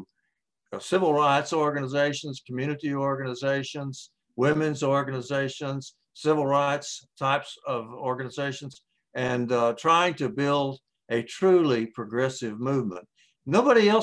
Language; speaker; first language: English; native; English